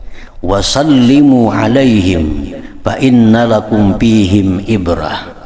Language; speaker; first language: Indonesian; non-native, local second language; Banjar